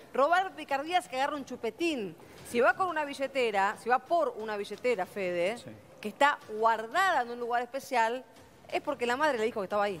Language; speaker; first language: Spanish; native; Spanish